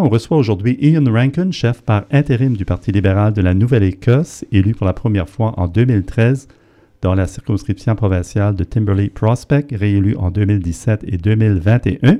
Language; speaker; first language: French; native; French